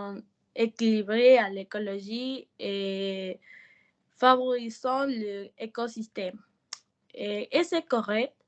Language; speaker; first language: French; non-native, learner; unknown